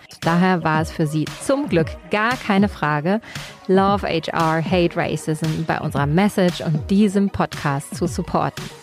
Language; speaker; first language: German; native; German